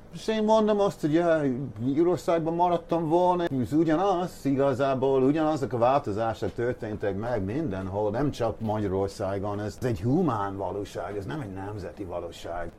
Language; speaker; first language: Hungarian; non-native, fluent; English